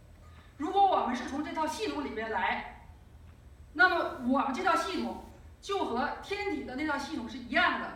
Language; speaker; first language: Chinese; native; Chinese